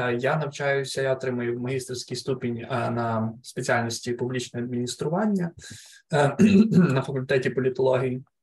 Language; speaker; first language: Ukrainian; native; Ukrainian